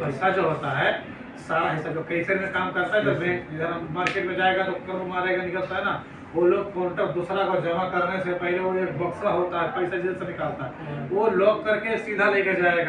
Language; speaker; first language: Hindi; non-native, learner; Nepali